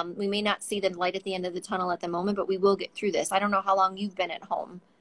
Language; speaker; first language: English; native; English